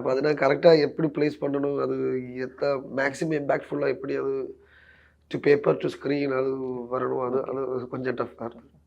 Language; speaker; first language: Tamil; non-native, learner; Malayalam